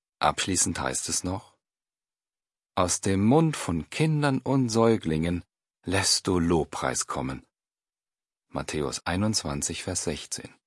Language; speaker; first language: German; native; German